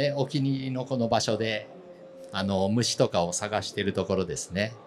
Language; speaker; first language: Japanese; native; Japanese